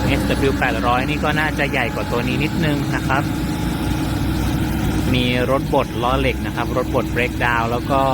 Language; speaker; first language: Thai; native; Thai